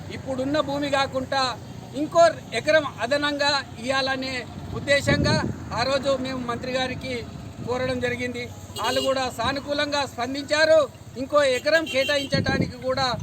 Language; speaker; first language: Telugu; non-native, local second language; Gondi